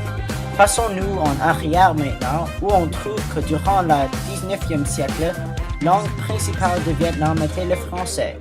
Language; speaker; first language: French; non-native, learner; English